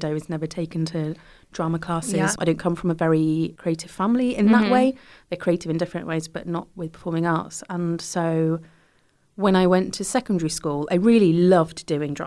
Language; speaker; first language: English; native; English